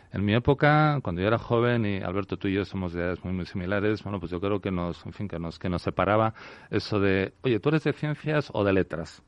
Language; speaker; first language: Spanish; native; Spanish